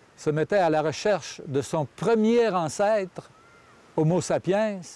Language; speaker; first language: French; native; French